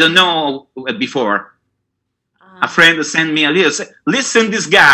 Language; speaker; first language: English; non-native, learner; Italian